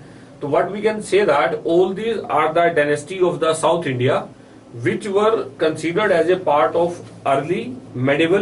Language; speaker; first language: English; non-native, local second language; Hindi